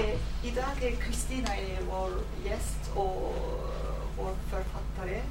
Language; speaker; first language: Swedish; non-native, fluent; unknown